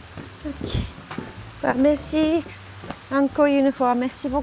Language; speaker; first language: French; non-native, learner; Japanese